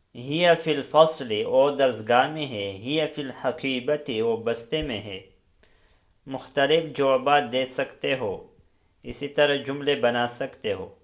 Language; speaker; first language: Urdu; non-native, local second language; Pashto